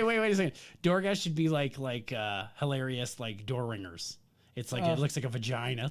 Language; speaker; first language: English; native; English